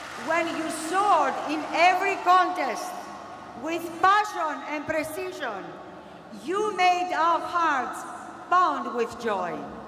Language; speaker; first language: English; non-native, fluent; Greek